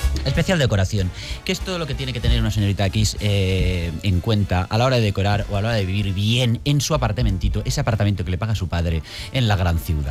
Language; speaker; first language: Spanish; native; Spanish